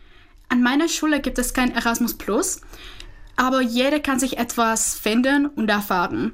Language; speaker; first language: German; non-native, fluent; Czech